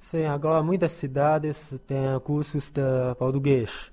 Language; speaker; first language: Portuguese; non-native, learner; Chinese